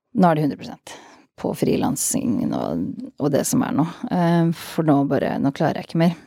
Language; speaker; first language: Norwegian; native; Norwegian